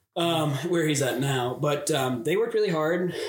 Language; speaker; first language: English; native; English